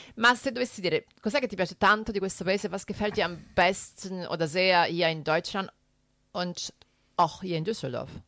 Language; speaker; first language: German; non-native, fluent; Italian